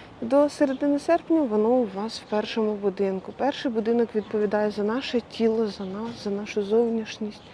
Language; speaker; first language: Ukrainian; non-native, local second language; Russian